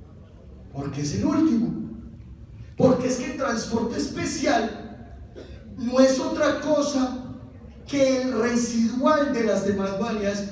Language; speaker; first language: Spanish; native; Spanish